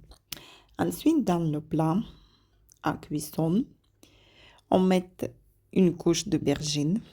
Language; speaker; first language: French; non-native, fluent; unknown